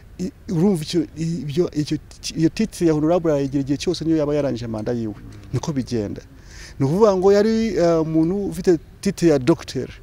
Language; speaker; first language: Kinyarwanda; early bilingual, heritage; Kinyarwanda